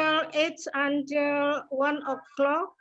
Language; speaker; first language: English; non-native, learner; Indonesian